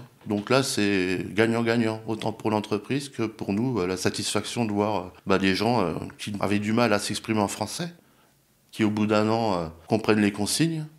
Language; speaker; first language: French; native; French